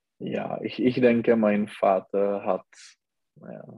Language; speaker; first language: German; non-native, learner; Czech